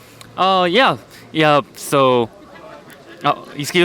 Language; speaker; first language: English; non-native, learner; Korean